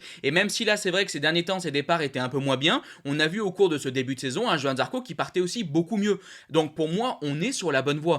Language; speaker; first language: French; native; French